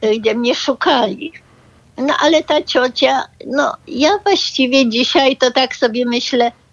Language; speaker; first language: Polish; early bilingual, other home language; German